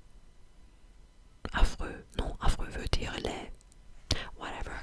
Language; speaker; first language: French; non-native, fluent; English